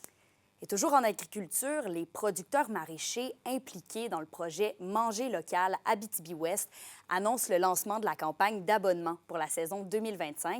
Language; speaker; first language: French; native; French